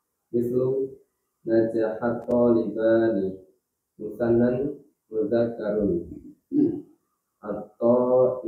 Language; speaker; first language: Arabic; non-native, learner; Indonesian